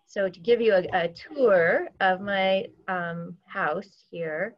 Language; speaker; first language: English; native; English